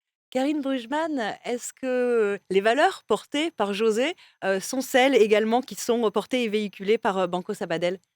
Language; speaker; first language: French; native; French